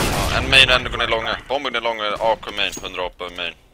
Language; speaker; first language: Swedish; native; Swedish